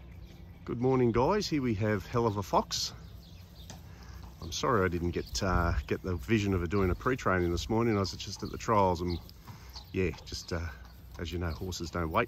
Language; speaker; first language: English; native; English